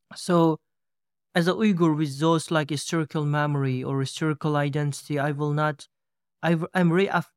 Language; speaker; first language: English; non-native, fluent; Uyghur